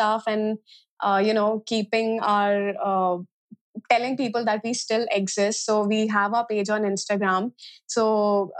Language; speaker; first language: English; non-native, local second language; Hindi